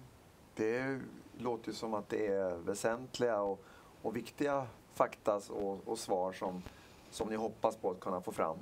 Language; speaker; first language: Swedish; native; Swedish